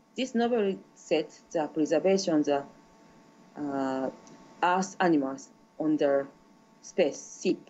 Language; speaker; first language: English; non-native, learner; Japanese